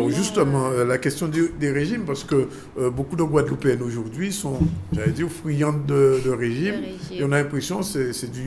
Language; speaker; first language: French; native; French